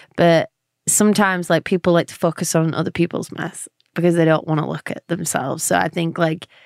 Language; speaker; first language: English; native; English